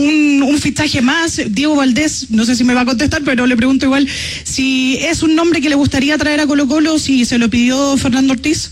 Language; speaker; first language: Spanish; non-native, fluent; Portuguese